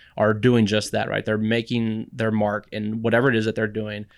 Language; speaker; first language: English; native; English